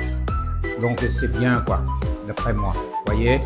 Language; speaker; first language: French; non-native, fluent; Vietnamese